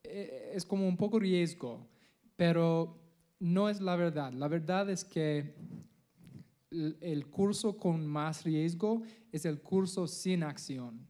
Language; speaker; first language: Spanish; non-native, learner; English